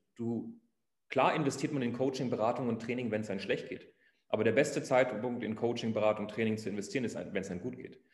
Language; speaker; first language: German; native; German